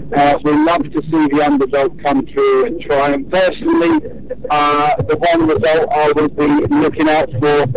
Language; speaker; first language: English; native; English